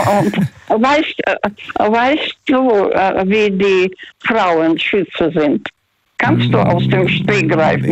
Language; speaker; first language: German; early bilingual, heritage; Russian